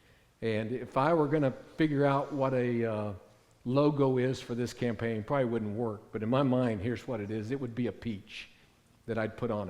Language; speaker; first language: English; native; English